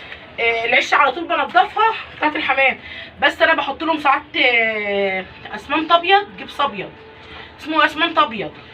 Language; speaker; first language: Arabic; native; Arabic